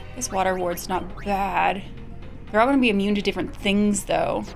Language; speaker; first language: English; native; English